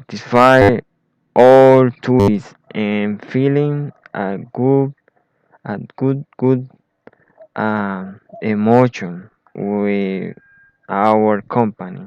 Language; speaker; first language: English; non-native, learner; Spanish